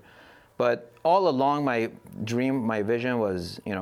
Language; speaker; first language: English; non-native, fluent; Persian